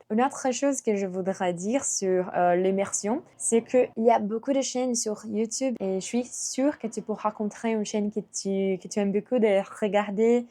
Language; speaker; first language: French; non-native, fluent; Portuguese